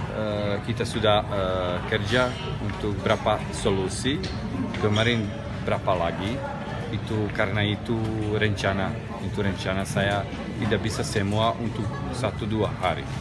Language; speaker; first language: Indonesian; non-native, learner; Serbian